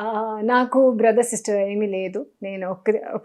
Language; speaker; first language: Telugu; non-native, learner; Hindi